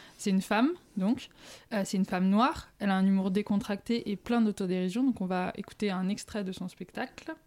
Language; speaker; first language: French; native; French